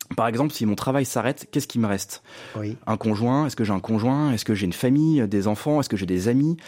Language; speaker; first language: French; native; French